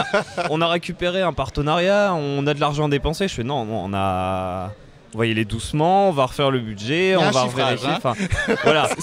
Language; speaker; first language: French; native; French